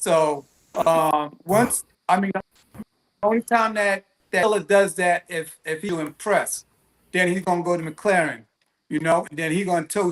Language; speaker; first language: English; native; English